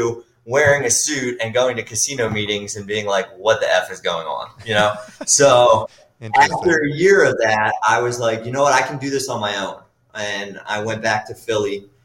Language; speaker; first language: English; native; English